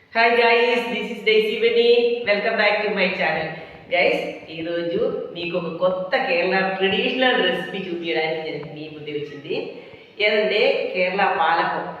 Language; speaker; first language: Telugu; non-native, local second language; Malayalam